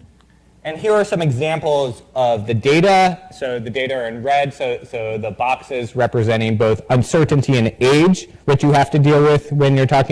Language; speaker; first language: English; native; English